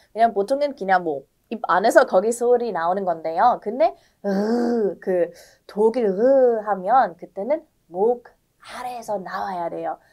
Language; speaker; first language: Korean; non-native, fluent; German